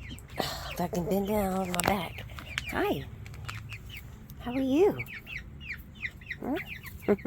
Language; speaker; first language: English; native; English